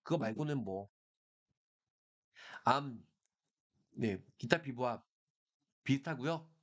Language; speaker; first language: Korean; native; Korean